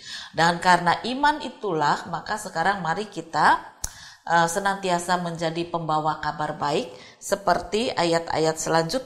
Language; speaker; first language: Indonesian; native; Indonesian